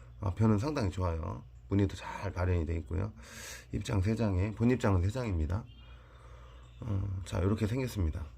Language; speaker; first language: Korean; native; Korean